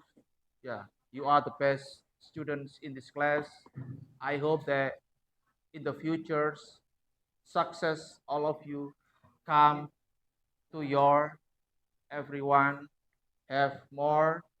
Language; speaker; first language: English; non-native, learner; Javanese